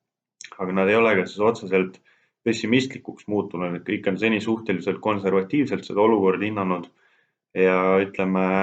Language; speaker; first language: Estonian; native; Estonian